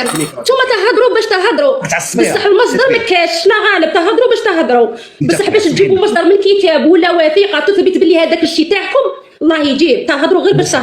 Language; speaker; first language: Arabic; native; Arabic